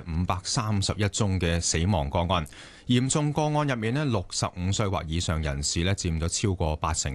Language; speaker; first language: Chinese; non-native, local second language; Cantonese